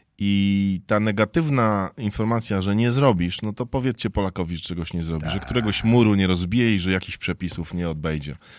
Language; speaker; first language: Polish; native; Polish